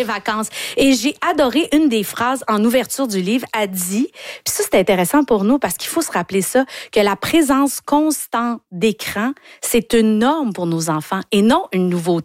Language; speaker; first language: French; native; French